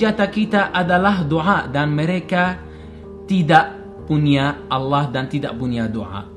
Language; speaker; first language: Indonesian; non-native, learner; Arabic